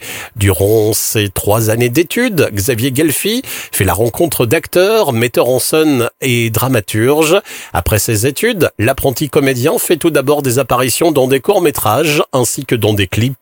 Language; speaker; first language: French; native; French